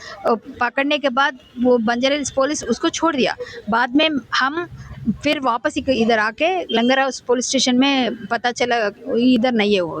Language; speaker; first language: Hindi; non-native, local second language; Telugu